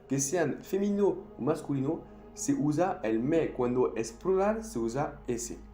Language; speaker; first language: Spanish; non-native, fluent; French